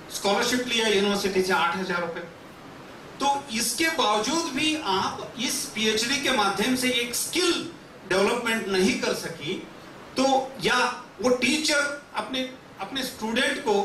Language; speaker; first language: Hindi; non-native, local second language; Kannada